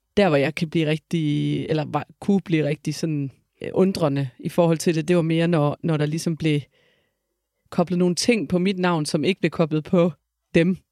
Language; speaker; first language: Danish; native; Danish